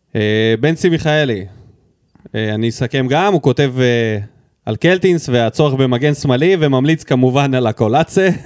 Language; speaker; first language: Hebrew; early bilingual, other home language; Russian